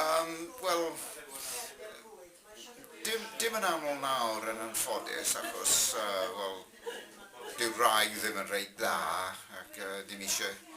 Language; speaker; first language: Welsh; non-native, fluent; English